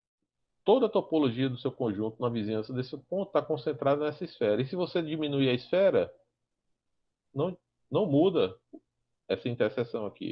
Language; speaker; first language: Portuguese; native; Portuguese